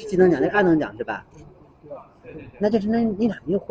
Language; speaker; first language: Chinese; native; Chinese